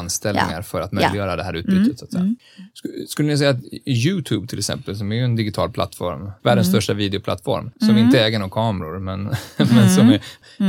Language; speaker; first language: Swedish; native; Swedish